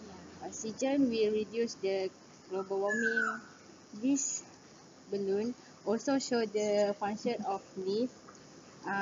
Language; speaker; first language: English; non-native, learner; Malay